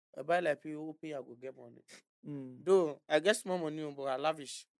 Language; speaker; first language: English; non-native, local second language; Yoruba